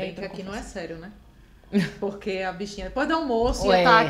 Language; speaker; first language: Portuguese; native; Portuguese